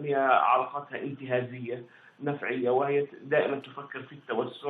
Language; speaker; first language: Arabic; native; Arabic